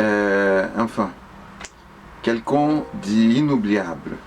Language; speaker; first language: French; non-native, fluent; Portuguese